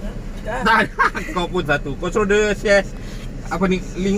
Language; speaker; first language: Malay; native; Malay